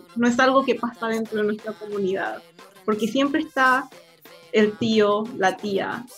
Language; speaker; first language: Spanish; native; Spanish